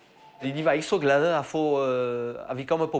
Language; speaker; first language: Danish; non-native, fluent; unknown